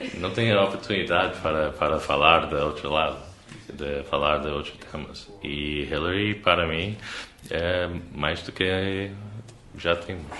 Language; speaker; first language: Portuguese; non-native, learner; English